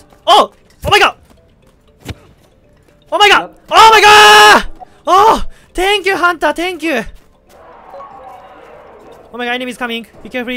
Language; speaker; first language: English; non-native, learner; Japanese